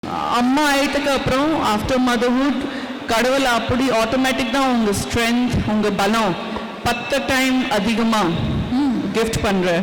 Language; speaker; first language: Tamil; non-native, fluent; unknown